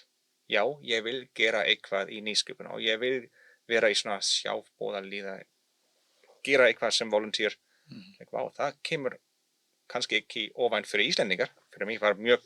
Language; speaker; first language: Icelandic; non-native, learner; German